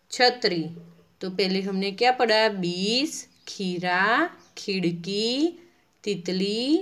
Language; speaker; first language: Hindi; non-native, local second language; Gujarati